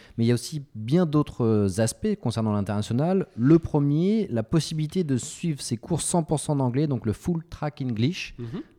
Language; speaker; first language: French; native; French